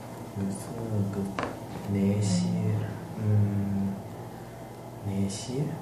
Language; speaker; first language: Korean; non-native, learner; Chinese